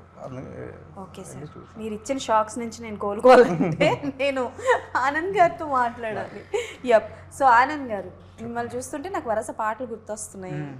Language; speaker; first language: Telugu; native; Telugu